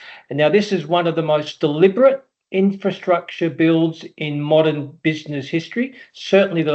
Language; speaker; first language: English; native; English